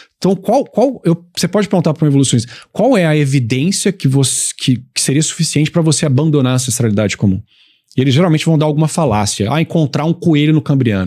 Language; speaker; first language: Portuguese; native; Portuguese